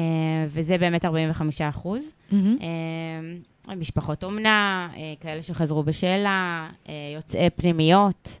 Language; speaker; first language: Hebrew; native; Hebrew